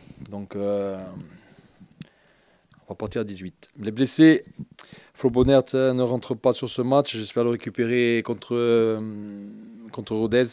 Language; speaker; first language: French; native; French